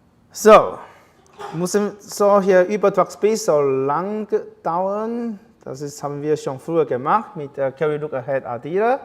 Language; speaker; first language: German; non-native, learner; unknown